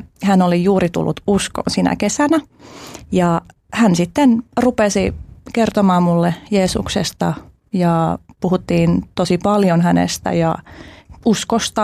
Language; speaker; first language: Finnish; early bilingual, other home language; Albanian